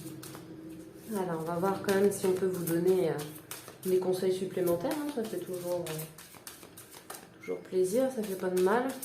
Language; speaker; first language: French; native; French